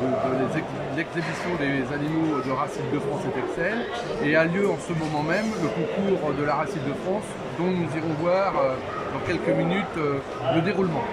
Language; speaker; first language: French; native; French